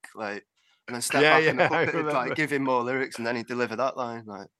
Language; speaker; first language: English; native; English